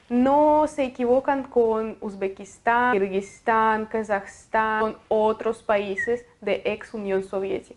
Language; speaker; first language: Spanish; non-native, fluent; Russian